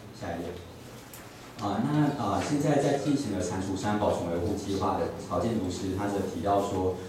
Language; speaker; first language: Chinese; native; Chinese